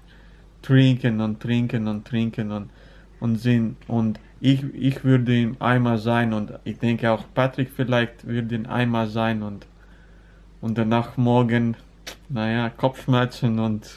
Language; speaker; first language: German; non-native, learner; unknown